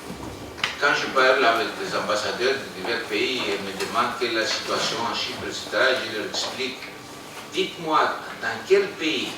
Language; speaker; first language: French; non-native, fluent; Greek